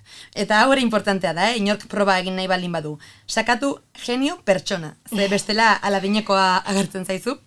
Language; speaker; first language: Basque; native; Basque